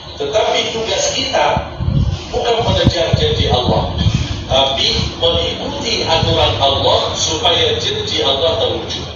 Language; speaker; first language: Indonesian; non-native, fluent; Arabic